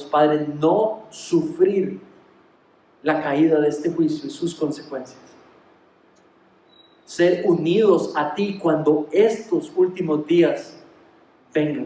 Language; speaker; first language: Spanish; native; Spanish